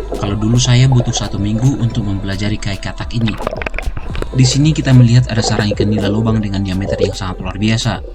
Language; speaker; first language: Indonesian; native; Indonesian